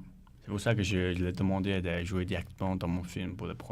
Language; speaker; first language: French; non-native, learner; Chinese